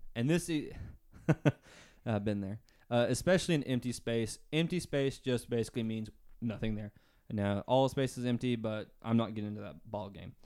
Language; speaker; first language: English; native; English